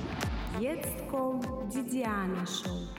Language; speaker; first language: German; non-native, learner; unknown